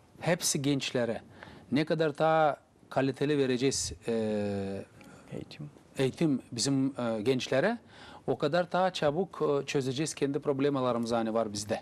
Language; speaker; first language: Turkish; non-native, learner; Gagauz